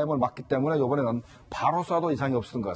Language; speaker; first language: Korean; native; Korean